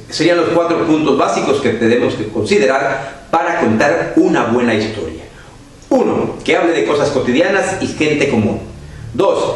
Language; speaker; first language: Spanish; native; Spanish